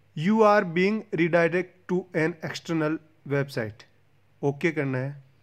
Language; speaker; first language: Hindi; native; Hindi